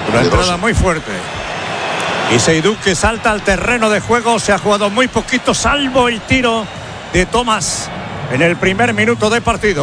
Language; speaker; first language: Spanish; native; Spanish